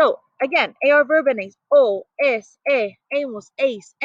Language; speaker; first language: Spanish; non-native, fluent; English